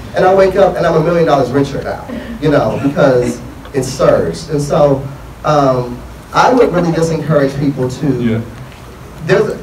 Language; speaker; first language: English; native; English